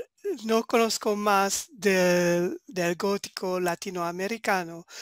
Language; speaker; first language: Spanish; non-native, fluent; French